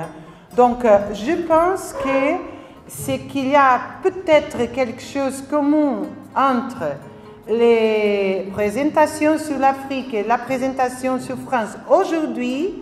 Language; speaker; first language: French; non-native, learner; Spanish